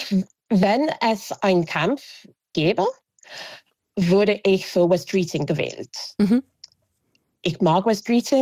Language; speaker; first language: German; non-native, fluent; English